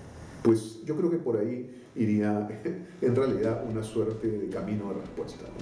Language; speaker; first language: Spanish; native; Spanish